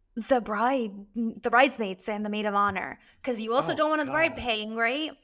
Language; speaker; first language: English; early bilingual, other home language; Arabic